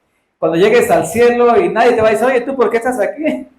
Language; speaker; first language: Spanish; native; Spanish